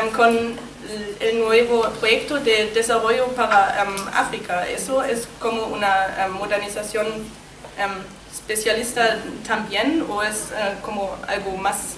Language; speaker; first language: Spanish; non-native, learner; German